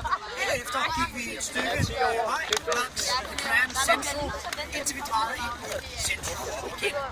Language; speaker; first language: Danish; native; Danish